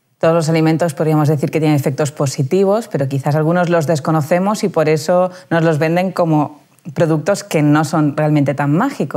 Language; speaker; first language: Spanish; native; Spanish